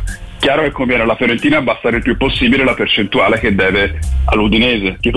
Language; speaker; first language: Italian; native; Italian